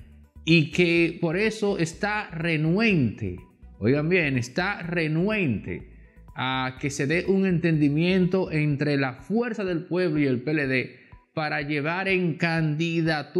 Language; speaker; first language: Spanish; native; Spanish